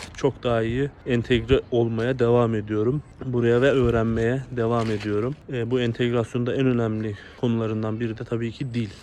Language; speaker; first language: Turkish; native; Turkish